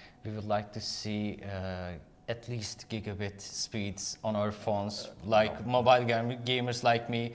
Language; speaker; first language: English; non-native, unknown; Turkish